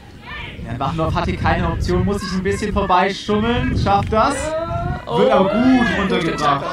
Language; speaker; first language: German; native; German